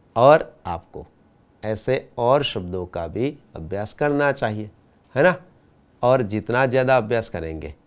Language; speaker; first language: Hindi; non-native, local second language; Gujarati